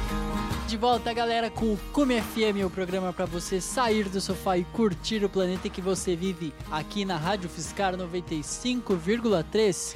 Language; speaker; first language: Portuguese; native; Portuguese